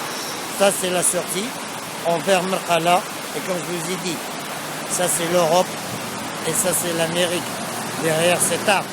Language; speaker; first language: French; non-native, local second language; Arabic